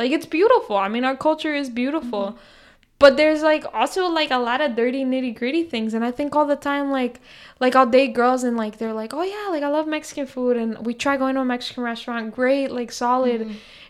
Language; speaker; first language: English; early bilingual, other home language; Spanish